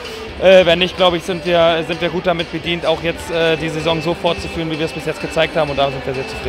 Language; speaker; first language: German; native; German